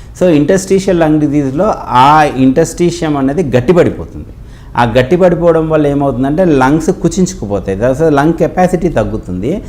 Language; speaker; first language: Telugu; native; Telugu